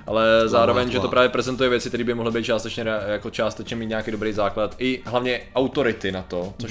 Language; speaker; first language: Czech; native; Czech